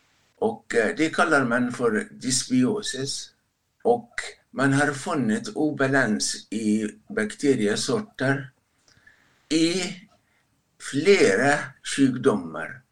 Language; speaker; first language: Swedish; non-native, fluent; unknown